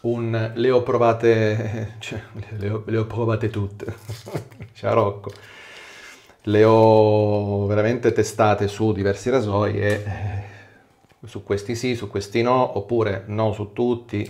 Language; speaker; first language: Italian; native; Italian